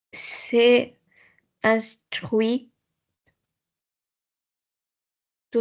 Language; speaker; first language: French; non-native, learner; Arabic